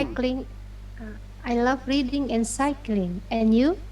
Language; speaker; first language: English; non-native, learner; Indonesian